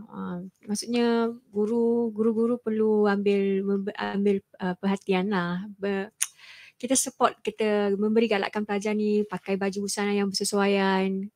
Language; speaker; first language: Malay; native; Malay